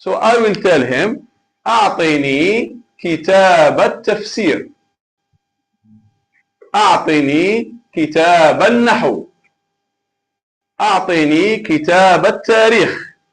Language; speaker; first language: Arabic; non-native, fluent; Malay